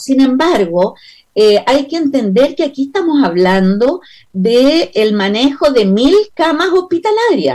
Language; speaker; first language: Spanish; native; Spanish